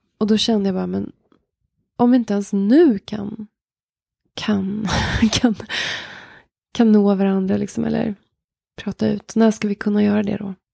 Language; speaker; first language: Swedish; native; Swedish